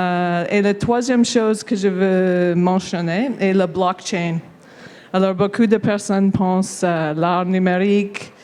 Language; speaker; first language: French; non-native, local second language; English